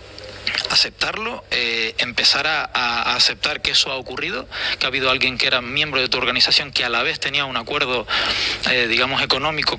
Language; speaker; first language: Spanish; native; Spanish